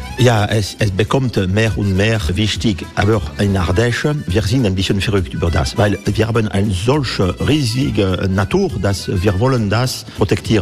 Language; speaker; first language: German; non-native, fluent; French